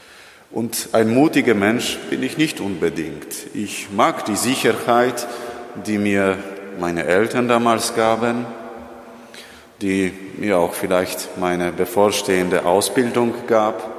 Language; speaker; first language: German; non-native, fluent; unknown